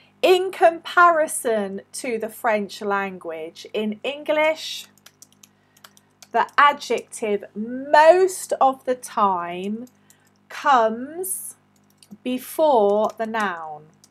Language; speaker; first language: English; native; English